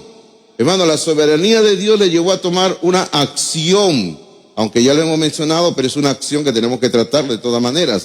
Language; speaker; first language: Spanish; native; Spanish